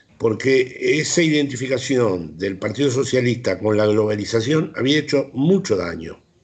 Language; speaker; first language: Spanish; native; Spanish